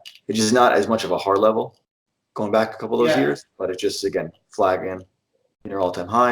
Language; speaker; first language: English; native; English